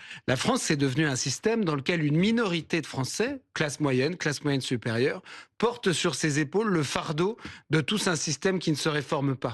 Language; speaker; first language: French; native; French